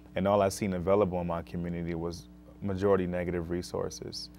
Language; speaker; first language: English; native; English